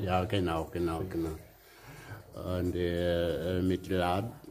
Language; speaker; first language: German; non-native, learner; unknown